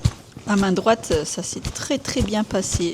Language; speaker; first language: French; native; French